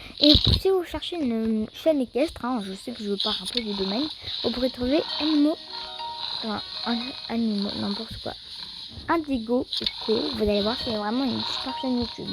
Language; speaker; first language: French; native; French